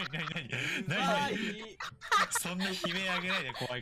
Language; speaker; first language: Japanese; native; Japanese